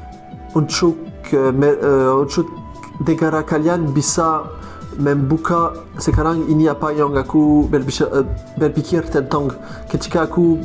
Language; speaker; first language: Indonesian; non-native, learner; French